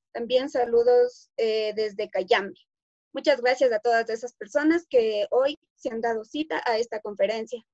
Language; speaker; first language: Spanish; native; Spanish